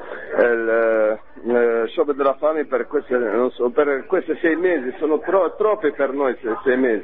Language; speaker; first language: Italian; non-native, learner; Arabic